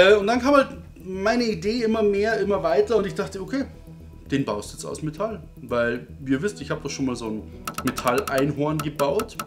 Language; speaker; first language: German; native; German